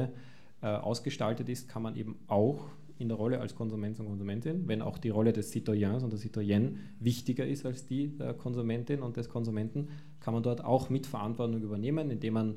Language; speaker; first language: German; native; German